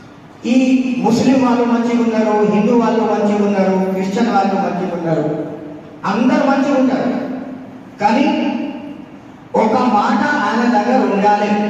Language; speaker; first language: Telugu; non-native, local second language; Urdu